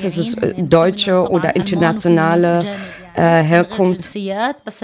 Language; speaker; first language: German; non-native, learner; Arabic